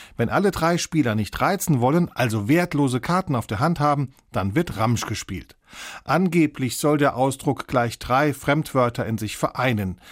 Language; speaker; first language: German; native; German